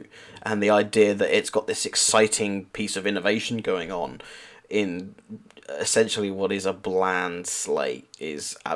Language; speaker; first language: English; native; English